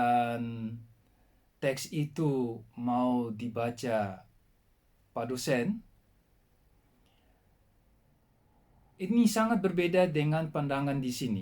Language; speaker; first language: Indonesian; non-native, fluent; Dutch